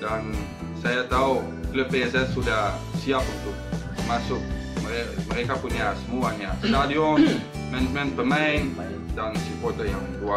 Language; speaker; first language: Indonesian; non-native, learner; Dutch